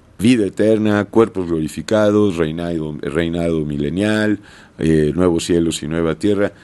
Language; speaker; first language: Spanish; native; Spanish